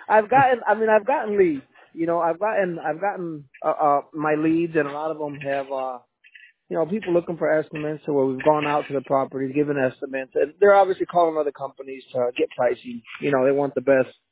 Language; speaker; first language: English; early bilingual, other home language; Spanish